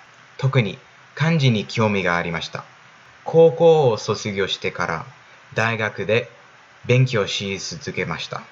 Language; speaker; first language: Japanese; non-native, fluent; English